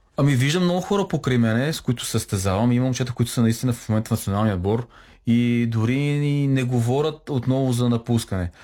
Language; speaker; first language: Bulgarian; native; Bulgarian